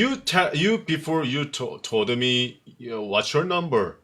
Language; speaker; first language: English; non-native, learner; Korean